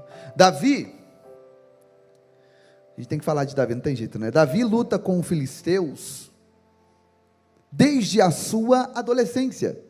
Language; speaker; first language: Portuguese; native; Portuguese